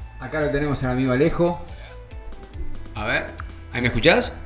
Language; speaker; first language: Spanish; native; Spanish